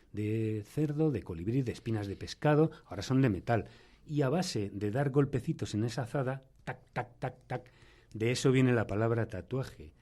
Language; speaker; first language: Spanish; native; Spanish